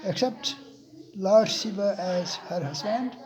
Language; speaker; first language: English; non-native, local second language; Nepali